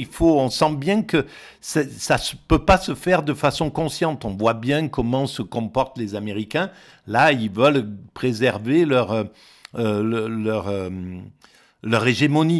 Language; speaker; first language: French; native; French